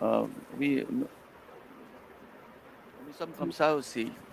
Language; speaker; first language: French; non-native, fluent; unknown